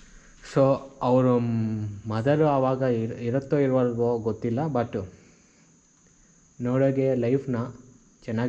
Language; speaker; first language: Kannada; non-native, local second language; Telugu